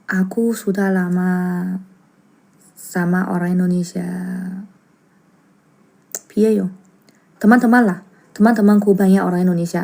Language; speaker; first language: Indonesian; non-native, learner; Chinese